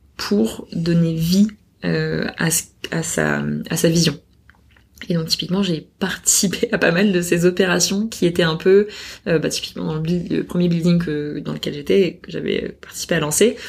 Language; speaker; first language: French; native; French